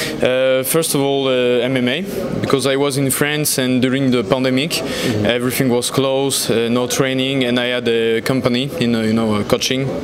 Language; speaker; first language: English; non-native, learner; French